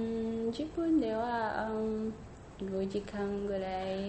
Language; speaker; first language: Japanese; non-native, learner; Indonesian